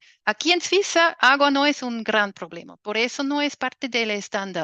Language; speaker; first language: Spanish; non-native, fluent; German